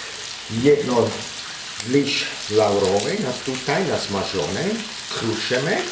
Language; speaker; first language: Polish; non-native, learner; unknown